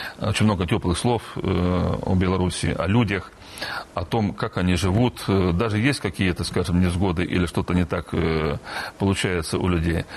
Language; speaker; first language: Russian; non-native, local second language; Romanian